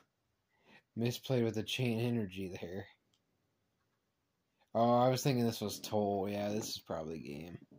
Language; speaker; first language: English; native; English